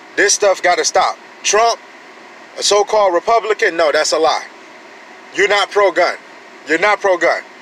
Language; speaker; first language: English; native; English